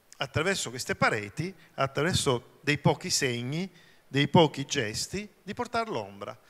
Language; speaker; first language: Italian; native; Italian